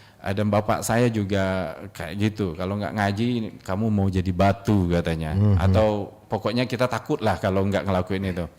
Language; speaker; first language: Indonesian; non-native, local second language; Minangkabau